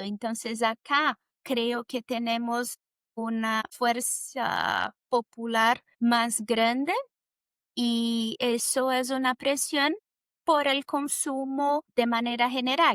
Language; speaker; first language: Spanish; non-native, fluent; Portuguese